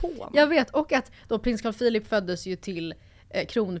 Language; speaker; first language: Swedish; native; Swedish